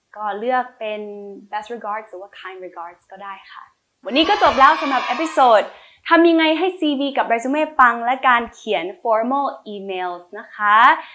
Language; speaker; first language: Thai; native; Thai